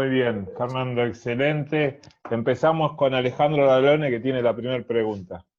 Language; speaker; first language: Spanish; native; Spanish